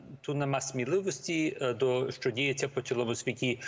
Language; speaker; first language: Ukrainian; early bilingual, heritage; Ukrainian